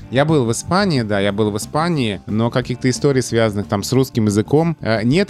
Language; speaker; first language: Russian; native; Russian